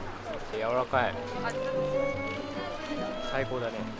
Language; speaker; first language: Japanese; non-native, learner; Vietnamese